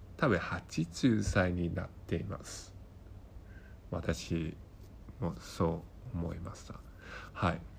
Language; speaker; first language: Japanese; non-native, learner; Cantonese